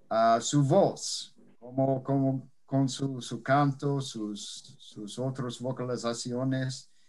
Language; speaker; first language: Spanish; non-native, fluent; English